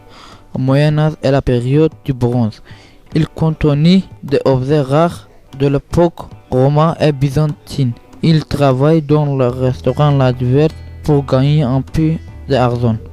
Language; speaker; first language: French; non-native, learner; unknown